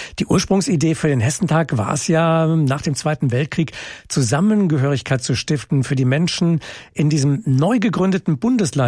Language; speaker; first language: German; native; German